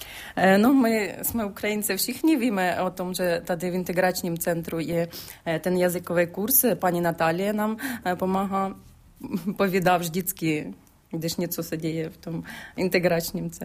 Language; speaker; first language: Czech; non-native, learner; Ukrainian